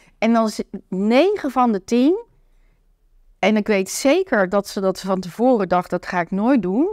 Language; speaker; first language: Dutch; native; Dutch